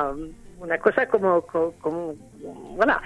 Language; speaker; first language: Spanish; non-native, learner; French